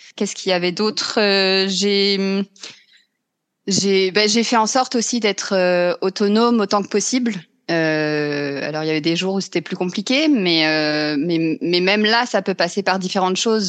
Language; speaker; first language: French; native; French